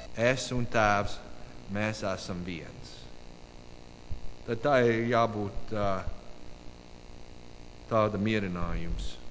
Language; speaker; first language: Latvian; non-native, learner; English